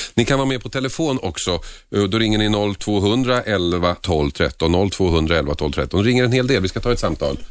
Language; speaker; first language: Swedish; early bilingual, other home language; Finnish